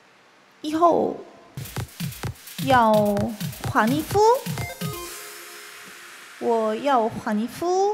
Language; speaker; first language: Chinese; non-native, learner; Korean